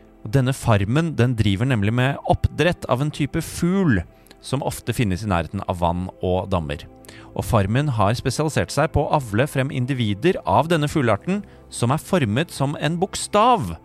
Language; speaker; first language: Norwegian; native; Norwegian